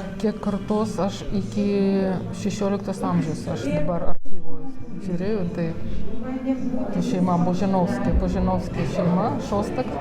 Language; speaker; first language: Lithuanian; non-native, local second language; Polish